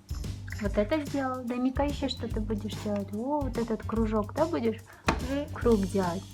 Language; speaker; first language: Russian; non-native, local second language; Kazakh